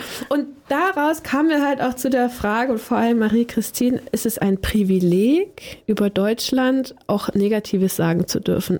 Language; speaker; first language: German; native; German